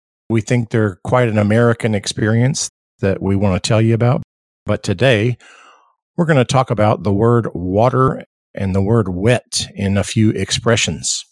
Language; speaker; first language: English; native; English